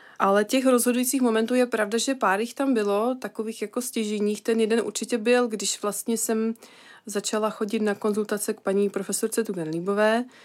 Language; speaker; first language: Czech; native; Czech